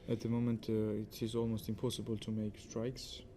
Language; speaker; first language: English; non-native, learner; Georgian